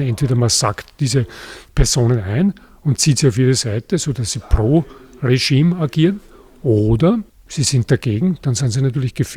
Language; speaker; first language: German; native; German